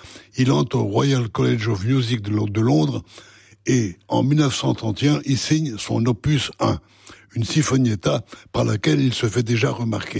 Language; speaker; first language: French; native; French